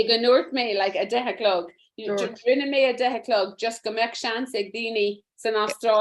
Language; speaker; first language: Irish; non-native, local second language; English